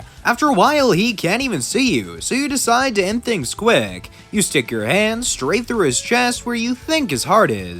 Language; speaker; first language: English; native; English